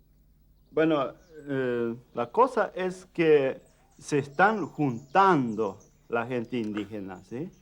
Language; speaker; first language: Spanish; early bilingual, heritage; Plautdietsch